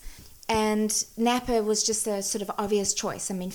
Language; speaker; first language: English; native; English